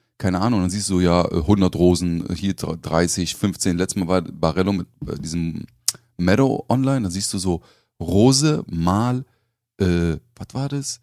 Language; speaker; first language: German; native; German